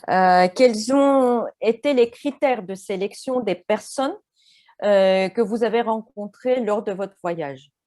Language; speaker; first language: French; non-native, fluent; Russian